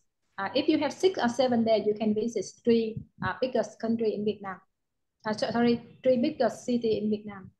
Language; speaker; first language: English; non-native, learner; Vietnamese